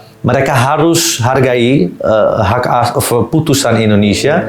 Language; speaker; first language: Indonesian; non-native, learner; Dutch